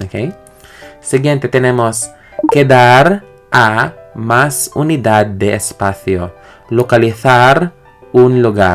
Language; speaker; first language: Spanish; non-native, learner; Filipino